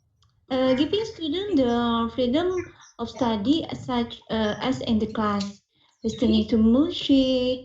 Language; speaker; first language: English; non-native, learner; Indonesian